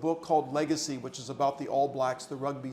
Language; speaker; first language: English; native; English